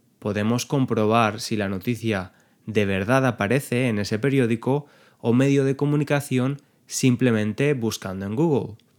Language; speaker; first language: Spanish; native; Spanish